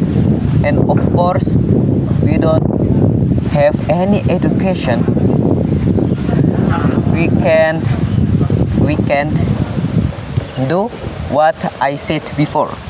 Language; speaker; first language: English; non-native, learner; Indonesian